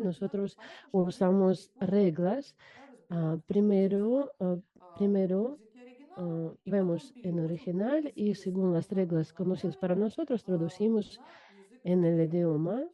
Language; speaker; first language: Spanish; non-native, fluent; Russian